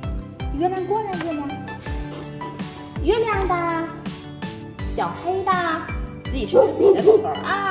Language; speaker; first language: Chinese; native; Chinese